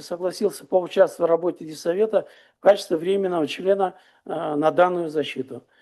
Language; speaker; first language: Russian; non-native, local second language; Kazakh